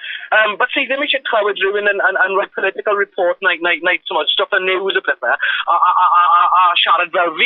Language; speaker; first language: Welsh; non-native, local second language; English